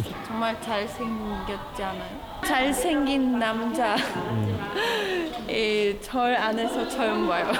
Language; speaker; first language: Korean; non-native, fluent; Polish